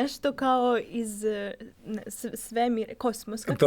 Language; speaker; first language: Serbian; non-native, fluent; Russian